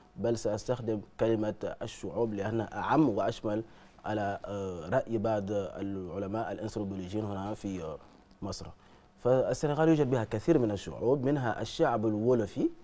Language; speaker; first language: Arabic; non-native, fluent; Wolof